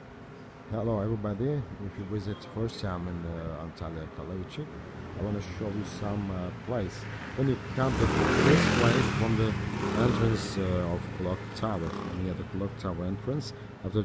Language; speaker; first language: English; non-native, learner; Turkish